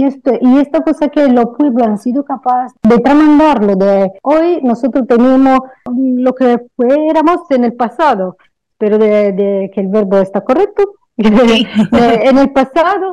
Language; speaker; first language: Spanish; non-native, fluent; Italian